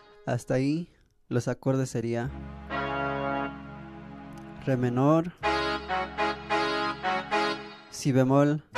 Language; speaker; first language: Spanish; native; Spanish